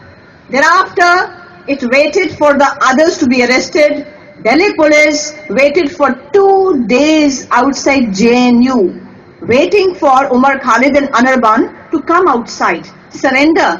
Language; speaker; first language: English; non-native, local second language; Hindi